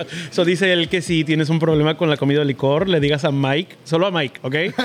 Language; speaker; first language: Spanish; native; Spanish